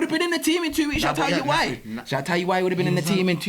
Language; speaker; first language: English; native; English